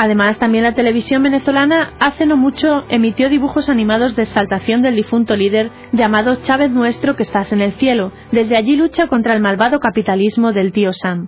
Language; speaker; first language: Spanish; native; Spanish